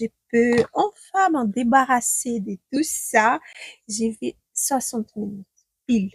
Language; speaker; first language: French; non-native, fluent; Ukrainian